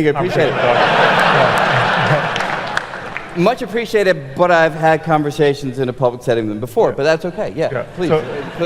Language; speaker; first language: English; native; English